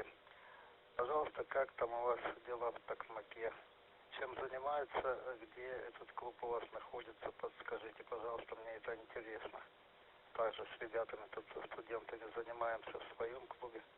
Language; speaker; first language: Russian; native; Russian